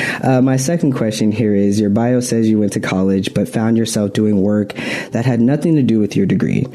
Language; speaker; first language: English; native; English